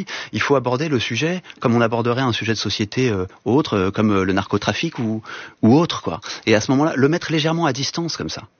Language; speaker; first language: French; native; French